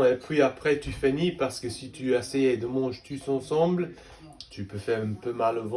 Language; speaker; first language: French; non-native, learner; English